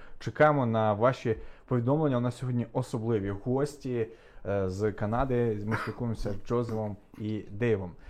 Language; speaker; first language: Ukrainian; native; Ukrainian